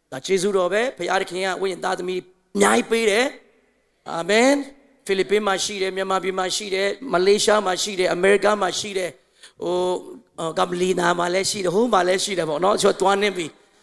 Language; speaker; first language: Burmese; non-native, local second language; Tedim Chin